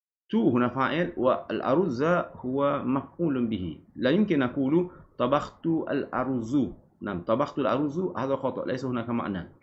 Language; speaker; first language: Arabic; non-native, fluent; Malay